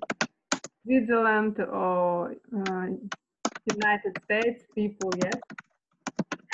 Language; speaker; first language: English; non-native, learner; Russian